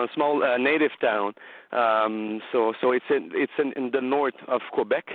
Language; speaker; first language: English; non-native, learner; French